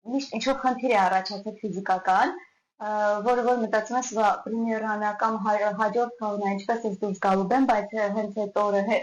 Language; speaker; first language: Armenian; native; Armenian